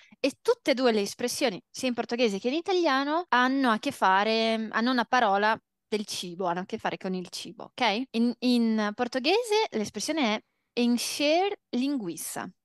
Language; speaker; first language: Italian; early bilingual, other home language; Portuguese